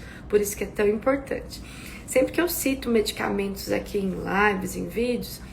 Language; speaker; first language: Portuguese; native; Portuguese